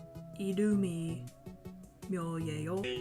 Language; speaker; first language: Korean; non-native, learner; English